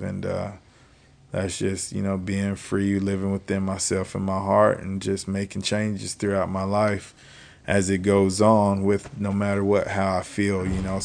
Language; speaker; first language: English; native; English